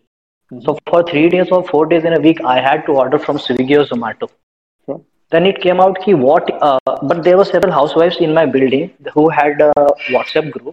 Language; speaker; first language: English; non-native, local second language; Hindi